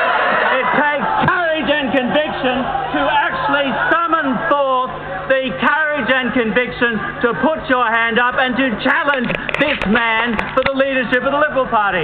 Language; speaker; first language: English; native; English